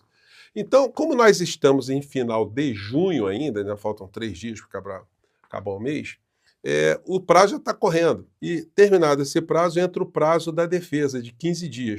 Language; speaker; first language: Portuguese; native; Portuguese